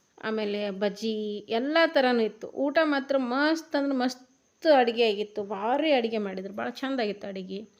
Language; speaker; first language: Kannada; native; Kannada